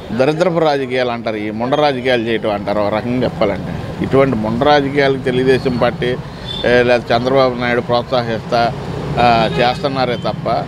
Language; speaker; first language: Telugu; native; Telugu